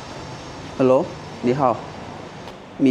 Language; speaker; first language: Chinese; non-native, learner; Thai